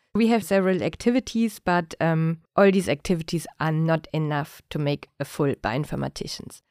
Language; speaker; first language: English; non-native, fluent; German